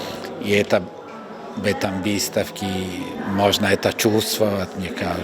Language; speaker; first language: Russian; non-native, fluent; Italian